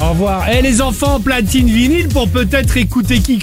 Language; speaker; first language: French; native; French